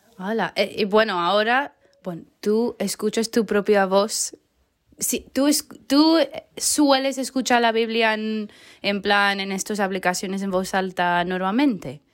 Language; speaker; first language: Spanish; non-native, fluent; English